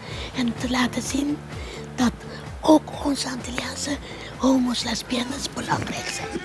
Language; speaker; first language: Dutch; non-native, local second language; Papiamento